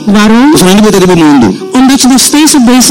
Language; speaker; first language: Dutch; non-native, fluent; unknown